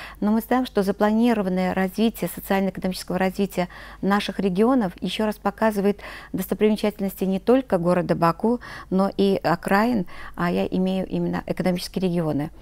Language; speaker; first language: Russian; non-native, local second language; Azerbaijani